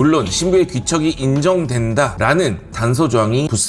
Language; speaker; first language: Korean; native; Korean